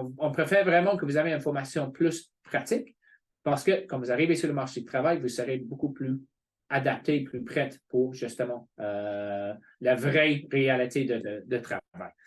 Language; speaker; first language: French; non-native, fluent; English